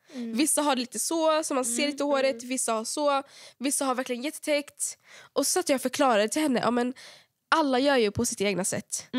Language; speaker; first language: Swedish; early bilingual, other home language; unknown